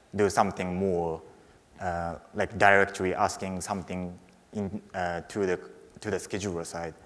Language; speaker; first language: English; non-native, fluent; Japanese